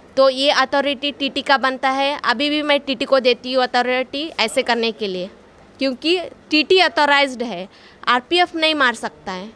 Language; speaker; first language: Hindi; non-native, local second language; Kannada